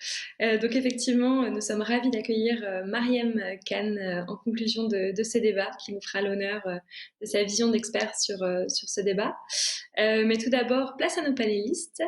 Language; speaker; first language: French; native; French